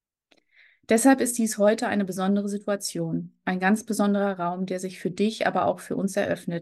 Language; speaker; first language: German; native; German